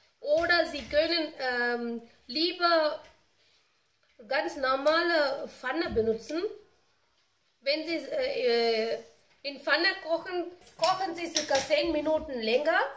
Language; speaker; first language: German; non-native, learner; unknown